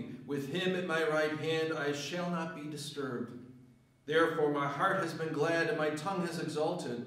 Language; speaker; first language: English; native; English